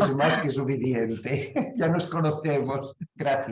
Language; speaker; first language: Spanish; native; Spanish